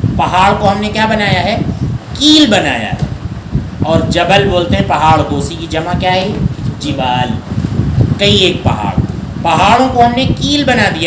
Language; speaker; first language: Urdu; native; Urdu